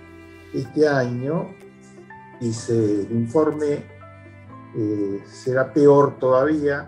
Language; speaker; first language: Spanish; native; Spanish